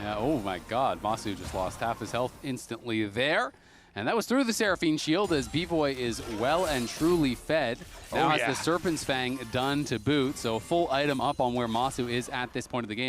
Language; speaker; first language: English; native; English